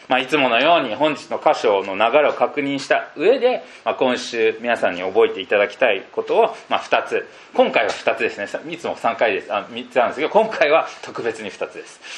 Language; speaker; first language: Japanese; non-native, fluent; Filipino